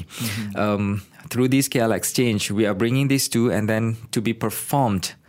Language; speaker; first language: English; non-native, local second language; Malay